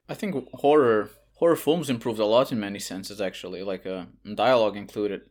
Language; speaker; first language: English; non-native, fluent; Portuguese